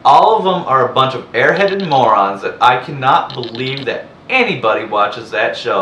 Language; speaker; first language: English; native; English